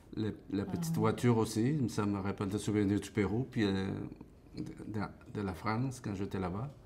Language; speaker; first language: French; non-native, fluent; Spanish